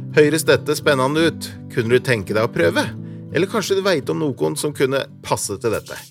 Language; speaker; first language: Norwegian; native; Norwegian